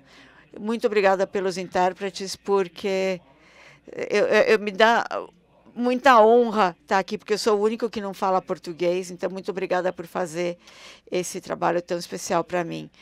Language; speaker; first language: Portuguese; non-native, fluent; German